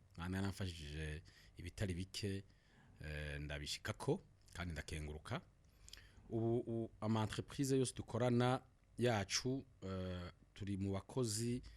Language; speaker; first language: Rundi; native; Rundi